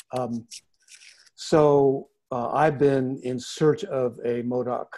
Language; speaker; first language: English; native; English